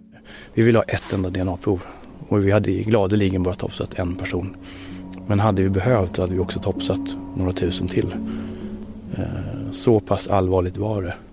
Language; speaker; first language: Swedish; native; Swedish